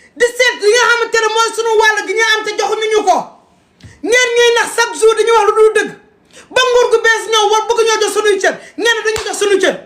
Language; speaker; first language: Wolof; non-native, local second language; Fula